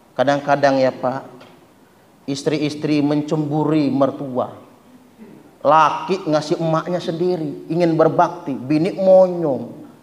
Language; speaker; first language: Indonesian; non-native, local second language; Malay